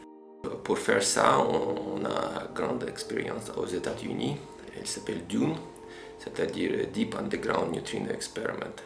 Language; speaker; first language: French; non-native, fluent; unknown